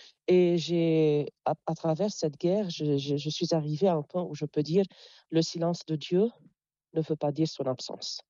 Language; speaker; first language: French; non-native, local second language; Arabic